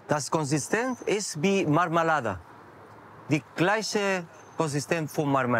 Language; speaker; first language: German; non-native, learner; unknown